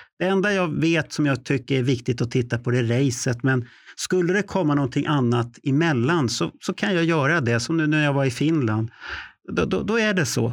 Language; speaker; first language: Swedish; native; Swedish